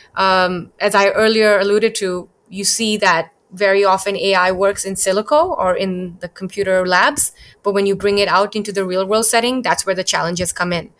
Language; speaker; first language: English; early bilingual, other home language; Thai